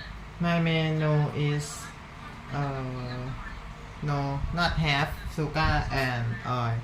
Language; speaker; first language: English; non-native, learner; Thai